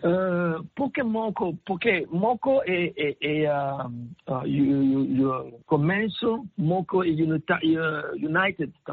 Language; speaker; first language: Portuguese; non-native, learner; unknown